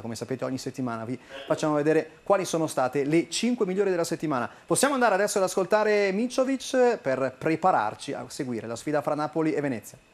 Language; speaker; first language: Italian; native; Italian